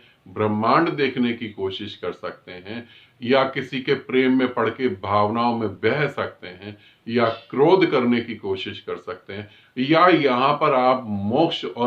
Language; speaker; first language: Hindi; native; Hindi